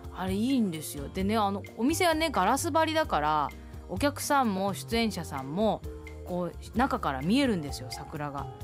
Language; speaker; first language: Japanese; non-native, fluent; Chinese